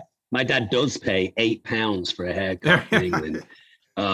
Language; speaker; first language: English; native; English